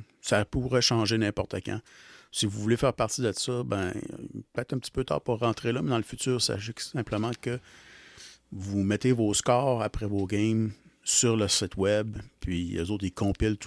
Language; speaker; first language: French; native; French